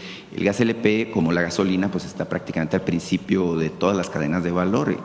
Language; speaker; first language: Spanish; native; Spanish